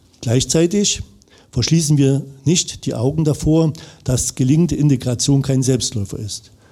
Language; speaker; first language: German; native; German